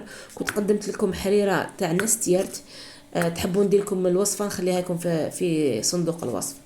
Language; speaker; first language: Arabic; native; Arabic